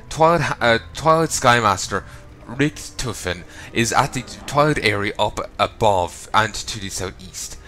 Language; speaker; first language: English; native; English